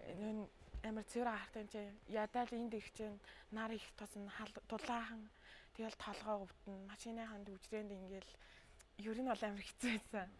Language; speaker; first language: Mongolian; non-native, local second language; Tuvinian